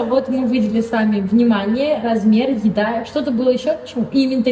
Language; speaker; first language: Russian; native; Russian